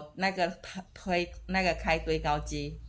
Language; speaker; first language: Chinese; non-native, fluent; Indonesian